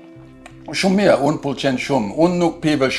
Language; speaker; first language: Albanian; non-native, learner; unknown